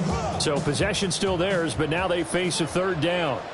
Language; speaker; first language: English; native; English